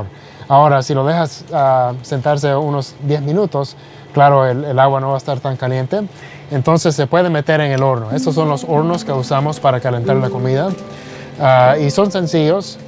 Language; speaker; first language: Spanish; early bilingual, heritage; Spanish